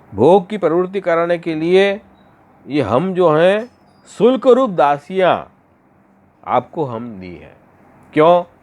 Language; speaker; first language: Hindi; non-native, local second language; Gujarati